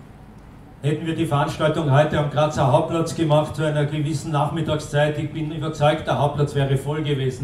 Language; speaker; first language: German; native; German